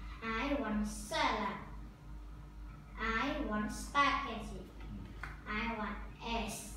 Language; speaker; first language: English; non-native, learner; Vietnamese